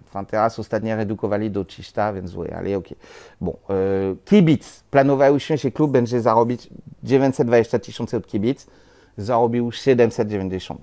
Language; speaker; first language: Polish; non-native, learner; French